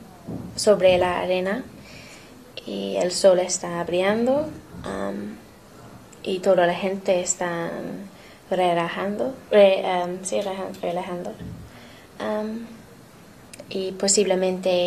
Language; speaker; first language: Spanish; non-native, learner; English